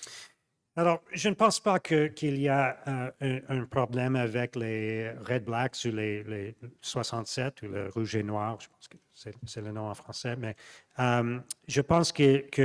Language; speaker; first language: French; non-native, local second language; English